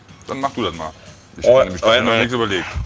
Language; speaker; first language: German; native; German